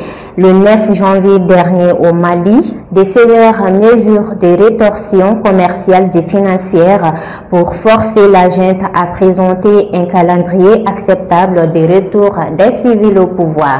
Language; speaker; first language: French; non-native, local second language; Bambara